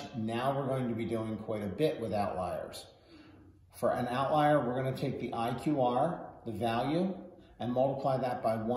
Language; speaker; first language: English; native; English